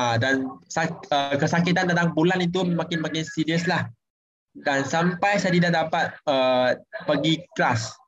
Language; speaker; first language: Malay; non-native, local second language; Chinese